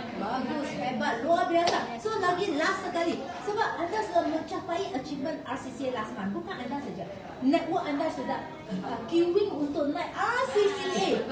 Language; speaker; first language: Malay; non-native, local second language; Chinese